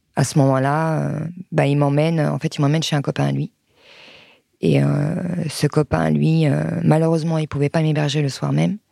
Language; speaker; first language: French; early bilingual, other home language; Arabic